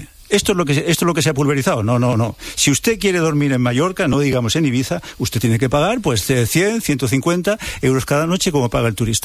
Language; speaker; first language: Spanish; native; Spanish